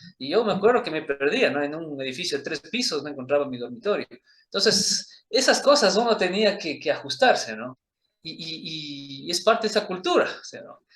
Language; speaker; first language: Spanish; early bilingual, other home language; Chinese